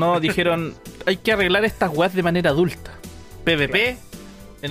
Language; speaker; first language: Spanish; native; Spanish